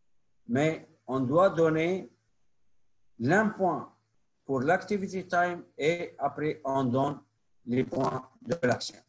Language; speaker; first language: French; non-native, local second language; Arabic